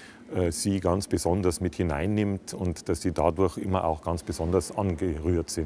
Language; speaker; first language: German; native; German